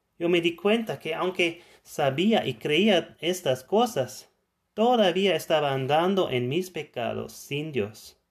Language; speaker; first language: Spanish; non-native, fluent; German